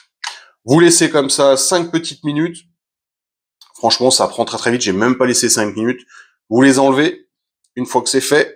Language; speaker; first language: French; native; French